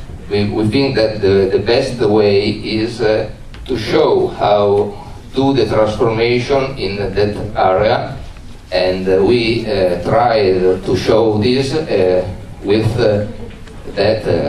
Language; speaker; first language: English; non-native, learner; Italian